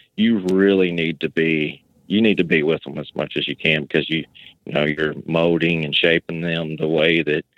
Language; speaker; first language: English; native; English